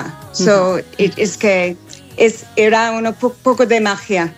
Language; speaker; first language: Spanish; non-native, learner; English